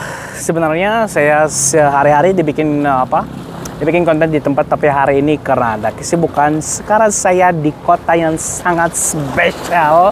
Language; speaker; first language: Indonesian; non-native, fluent; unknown